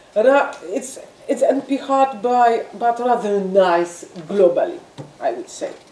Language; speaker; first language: English; non-native, fluent; French